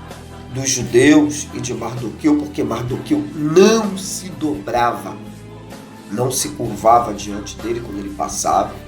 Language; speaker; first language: Portuguese; native; Portuguese